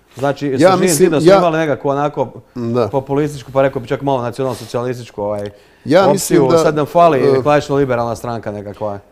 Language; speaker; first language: Croatian; native; Croatian